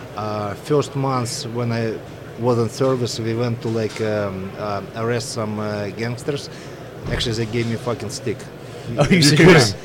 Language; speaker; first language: English; non-native, fluent; Russian